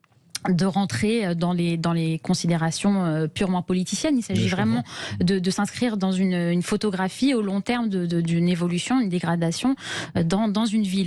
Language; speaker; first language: French; native; French